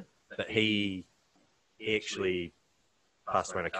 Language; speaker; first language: English; native; English